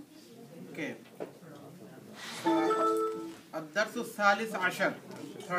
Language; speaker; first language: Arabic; non-native, fluent; English